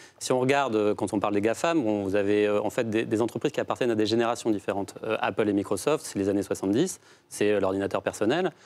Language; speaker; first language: French; native; French